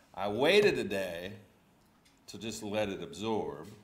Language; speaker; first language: English; native; English